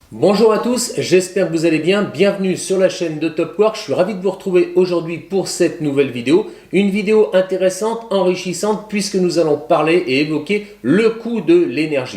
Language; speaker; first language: French; native; French